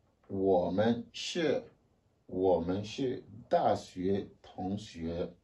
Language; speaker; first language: Chinese; non-native, learner; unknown